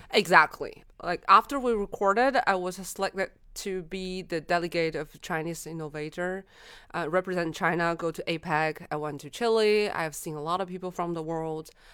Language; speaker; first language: English; non-native, fluent; Chinese